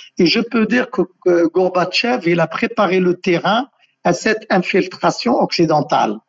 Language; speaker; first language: French; non-native, local second language; Arabic